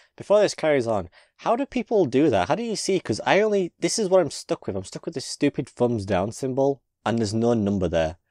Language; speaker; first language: English; native; English